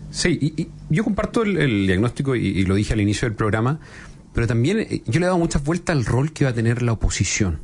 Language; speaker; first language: Spanish; native; Spanish